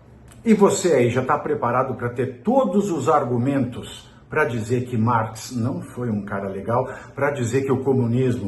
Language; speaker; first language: Portuguese; native; Portuguese